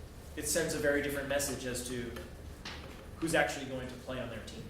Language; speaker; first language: English; native; English